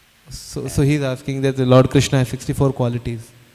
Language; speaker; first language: English; non-native, local second language; Hindi